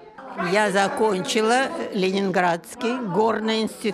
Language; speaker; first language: Czech; non-native, learner; Russian